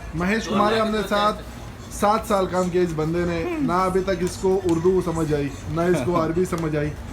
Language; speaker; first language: Urdu; non-native, local second language; Pashto